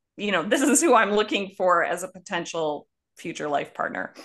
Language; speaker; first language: English; native; English